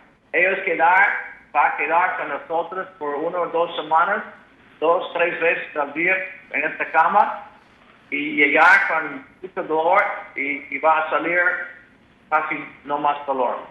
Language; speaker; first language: Spanish; non-native, learner; English